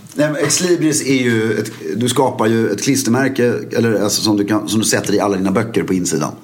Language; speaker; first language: Swedish; non-native, fluent; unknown